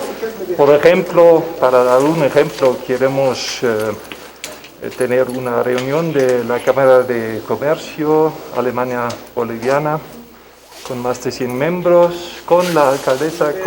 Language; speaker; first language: Spanish; non-native, fluent; German